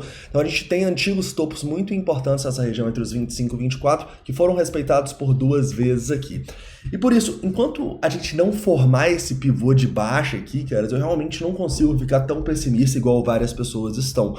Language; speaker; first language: Portuguese; native; Portuguese